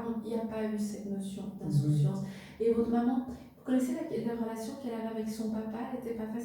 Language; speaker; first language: French; native; French